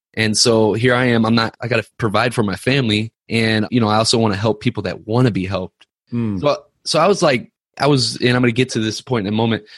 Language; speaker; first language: English; native; English